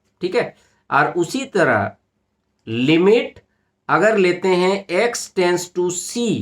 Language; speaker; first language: Hindi; native; Hindi